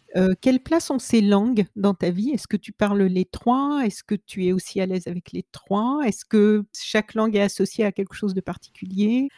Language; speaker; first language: French; native; French